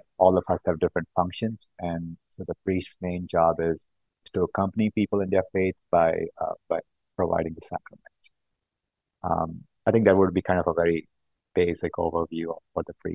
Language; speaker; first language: English; non-native, local second language; Konkani